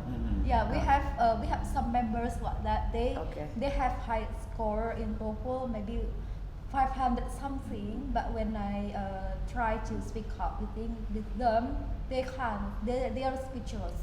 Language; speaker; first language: English; non-native, learner; Indonesian